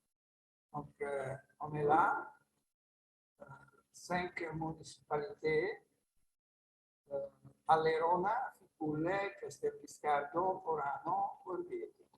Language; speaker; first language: French; non-native, learner; Italian